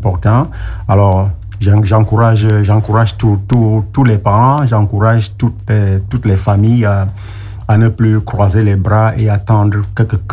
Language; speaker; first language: English; non-native, local second language; French